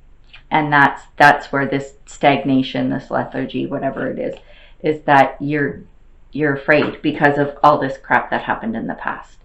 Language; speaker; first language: English; native; English